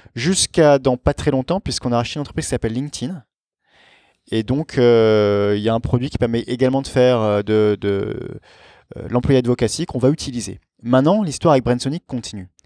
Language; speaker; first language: French; native; French